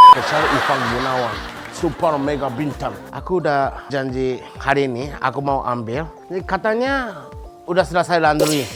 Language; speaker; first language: Indonesian; non-native, learner; Japanese